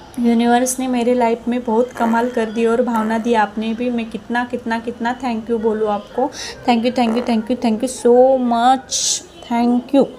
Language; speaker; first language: Hindi; non-native, local second language; Marathi